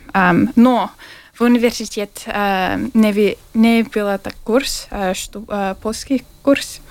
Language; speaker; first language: Russian; non-native, learner; English